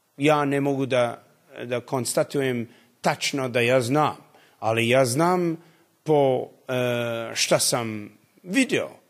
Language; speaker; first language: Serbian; early bilingual, heritage; English